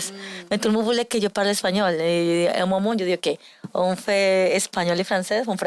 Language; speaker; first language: French; non-native, learner; Spanish